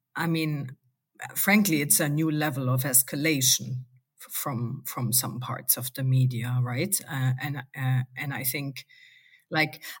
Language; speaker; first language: English; non-native, fluent; German